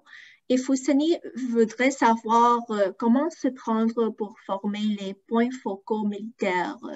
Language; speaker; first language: French; non-native, fluent; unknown